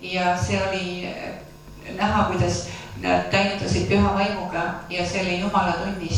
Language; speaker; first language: Finnish; non-native, learner; Estonian